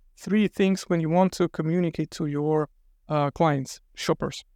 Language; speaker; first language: English; non-native, fluent; Lithuanian